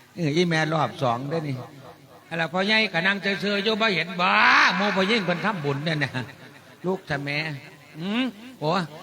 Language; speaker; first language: Thai; native; Thai